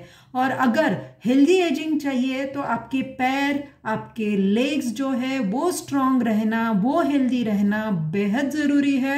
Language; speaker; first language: Hindi; non-native, local second language; Marathi